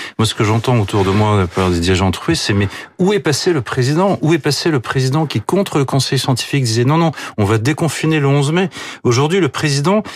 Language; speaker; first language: French; native; French